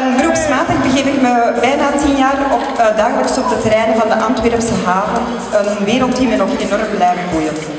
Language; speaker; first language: Dutch; native; Dutch